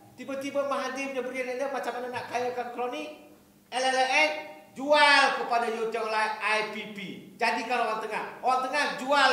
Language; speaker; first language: Malay; native; Malay